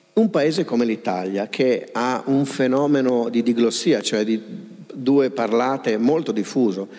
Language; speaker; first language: Italian; native; Italian